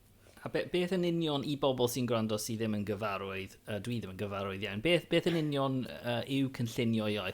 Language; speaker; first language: Welsh; non-native, local second language; English